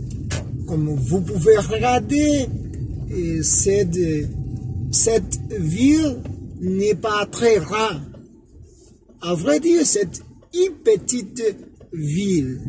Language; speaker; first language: French; non-native, fluent; Spanish